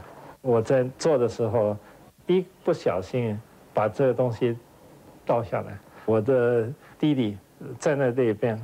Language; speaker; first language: Chinese; non-native, local second language; Wu Chinese